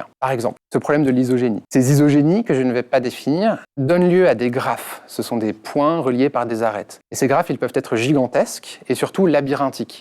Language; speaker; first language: French; native; French